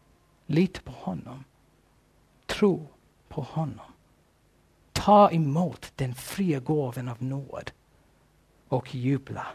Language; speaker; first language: Swedish; non-native, fluent; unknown